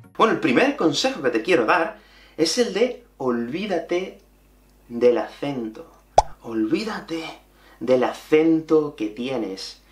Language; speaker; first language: Spanish; native; Spanish